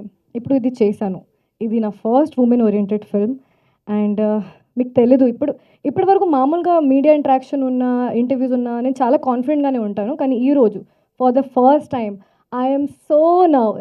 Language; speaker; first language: Telugu; non-native, fluent; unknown